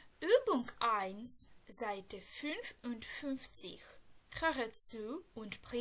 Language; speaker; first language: German; non-native, fluent; Ukrainian